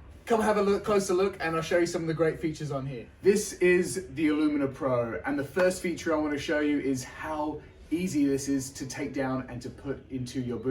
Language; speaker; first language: English; native; English